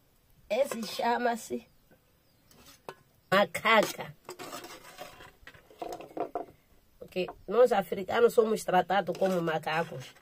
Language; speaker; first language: Portuguese; non-native, local second language; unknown